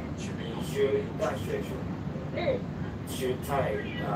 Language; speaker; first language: Chinese; non-native, learner; Japanese